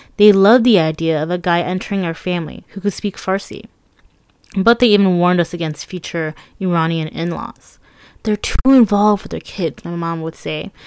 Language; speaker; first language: English; early bilingual, other home language; Persian